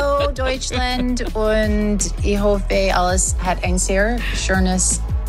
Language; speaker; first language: German; non-native, learner; English